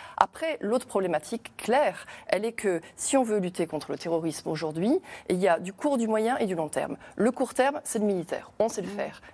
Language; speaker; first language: French; native; French